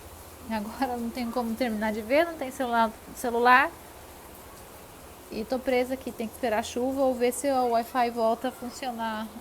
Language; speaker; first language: Portuguese; native; Portuguese